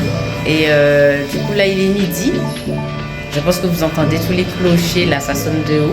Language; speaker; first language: French; native; French